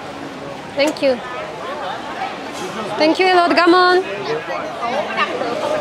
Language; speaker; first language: English; non-native, learner; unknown